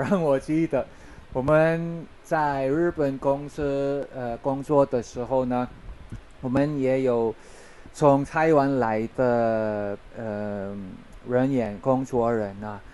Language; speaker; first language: Chinese; non-native, learner; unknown